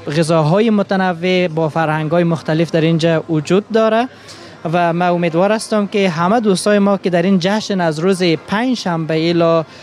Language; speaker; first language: Persian; native; Persian